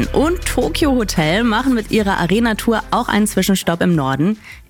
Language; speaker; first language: German; native; German